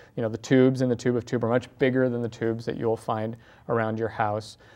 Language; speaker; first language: English; native; English